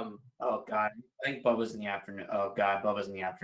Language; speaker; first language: English; native; English